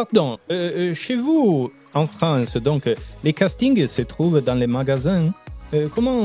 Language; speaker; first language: French; non-native, learner; Italian